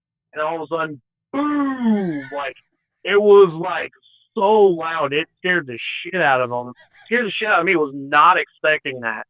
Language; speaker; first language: English; native; English